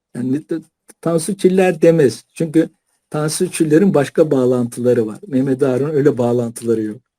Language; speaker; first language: Turkish; native; Turkish